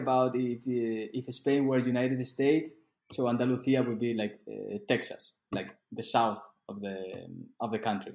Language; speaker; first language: English; non-native, fluent; Spanish